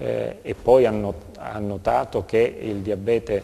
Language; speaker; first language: Italian; native; Italian